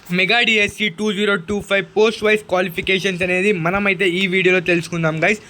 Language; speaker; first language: Telugu; non-native, local second language; Urdu